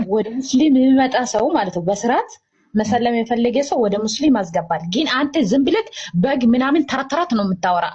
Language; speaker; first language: Amharic; non-native, local second language; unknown